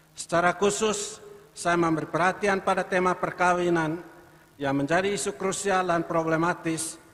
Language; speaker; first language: Indonesian; non-native, local second language; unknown